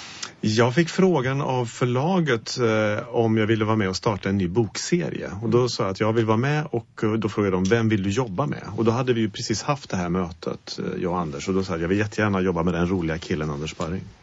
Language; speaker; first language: Swedish; native; Swedish